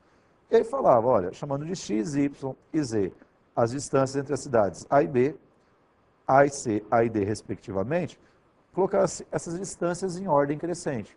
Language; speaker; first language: Portuguese; native; Portuguese